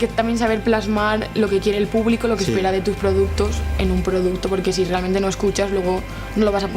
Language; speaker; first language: Spanish; native; Spanish